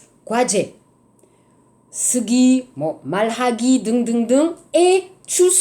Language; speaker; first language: Korean; non-native, learner; French